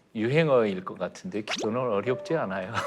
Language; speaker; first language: Korean; native; Korean